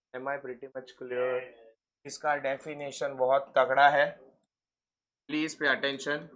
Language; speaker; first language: Hindi; non-native, local second language; Marathi